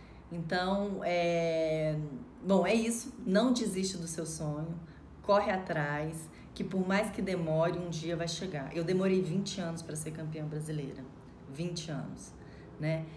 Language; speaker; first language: Portuguese; native; Portuguese